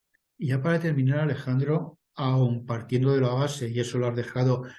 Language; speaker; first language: Spanish; native; Spanish